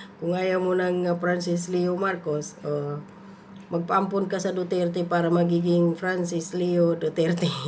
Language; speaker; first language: Filipino; non-native, local second language; Cebuano